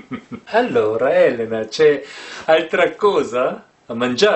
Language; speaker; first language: Italian; non-native, learner; Korean